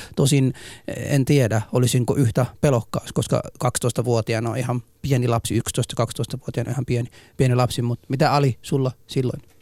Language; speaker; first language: Finnish; non-native, fluent; Somali